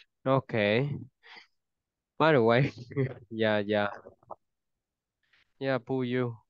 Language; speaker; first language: English; non-native, fluent; Vietnamese